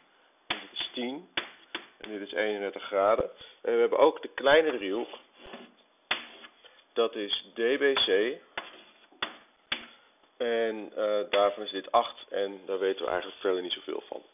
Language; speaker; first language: Dutch; native; Dutch